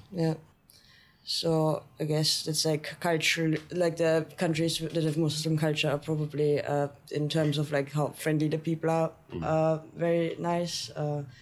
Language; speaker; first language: English; non-native, fluent; German